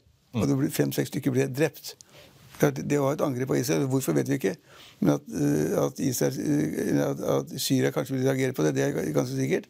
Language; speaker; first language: Norwegian; native; Norwegian